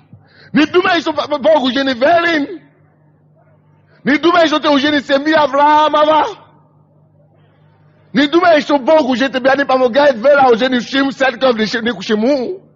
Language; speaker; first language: Russian; non-native, fluent; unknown